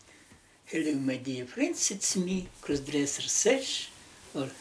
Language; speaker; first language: English; non-native, learner; Russian